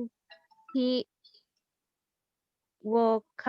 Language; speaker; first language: Indonesian; non-native, learner; Thai